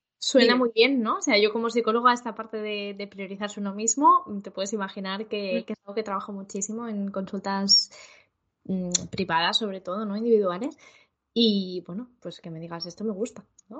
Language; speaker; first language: Spanish; native; Spanish